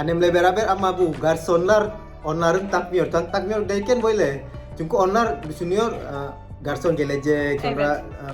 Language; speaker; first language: Turkish; non-native, learner; Indonesian